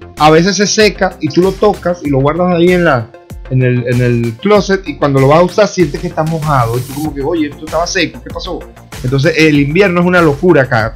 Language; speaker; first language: Spanish; native; Spanish